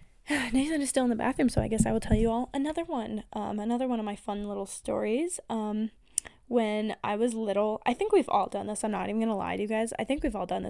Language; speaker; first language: English; native; English